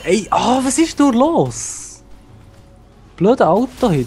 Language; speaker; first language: German; native; German